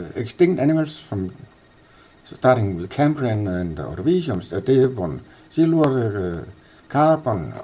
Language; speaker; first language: English; non-native, fluent; Danish